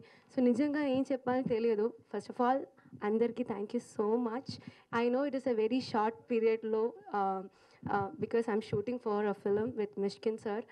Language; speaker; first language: Telugu; non-native, learner; Malayalam